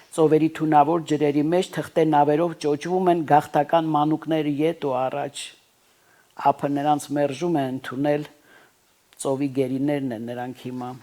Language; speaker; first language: Armenian; native; Armenian